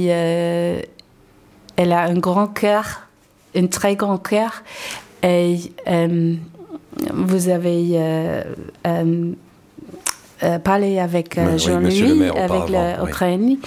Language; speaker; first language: French; non-native, learner; English